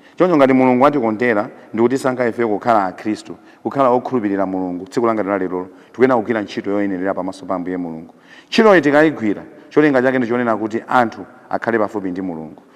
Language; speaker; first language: Nyanja; native; Nyanja